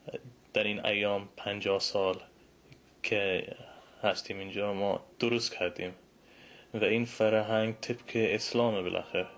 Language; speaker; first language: Persian; early bilingual, heritage; Persian